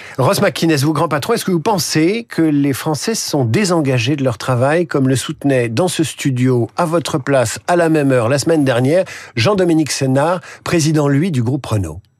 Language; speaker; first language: French; native; French